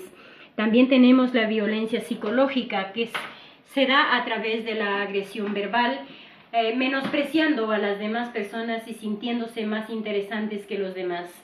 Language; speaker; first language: Spanish; native; Spanish